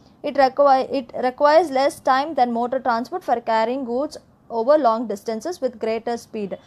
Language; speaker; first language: English; non-native, local second language; Tamil